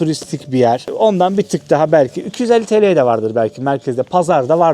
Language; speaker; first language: Turkish; native; Turkish